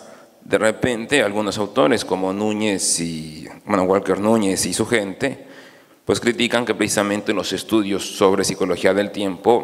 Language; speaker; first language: Spanish; native; Spanish